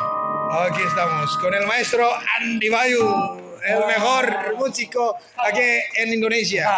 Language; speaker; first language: Spanish; non-native, fluent; Indonesian